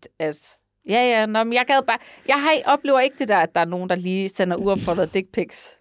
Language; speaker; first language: Danish; native; Danish